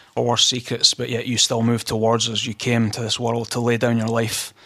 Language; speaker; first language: English; native; English